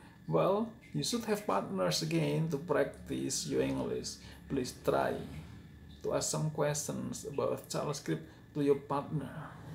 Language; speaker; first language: English; non-native, fluent; Indonesian